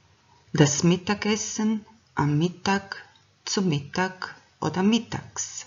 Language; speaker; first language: German; non-native, fluent; Croatian